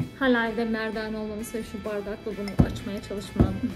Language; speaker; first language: Turkish; native; Turkish